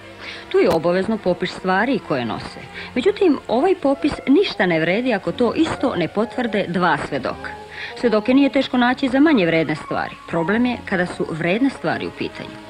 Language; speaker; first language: Bosnian; native; Bosnian